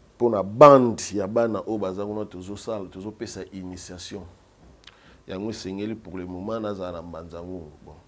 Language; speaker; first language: Lingala; native; Lingala